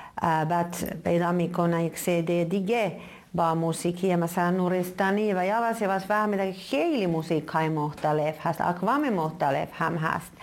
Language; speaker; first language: Persian; non-native, fluent; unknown